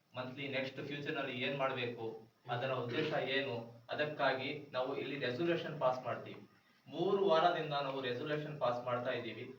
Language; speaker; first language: Kannada; non-native, local second language; Urdu